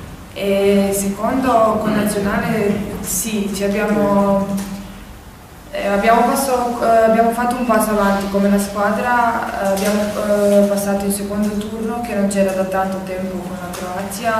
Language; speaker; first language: Italian; non-native, fluent; Croatian